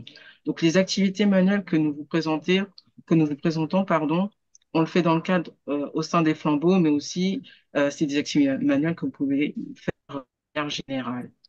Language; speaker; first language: French; native; French